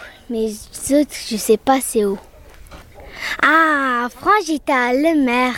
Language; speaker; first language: French; early bilingual, heritage; French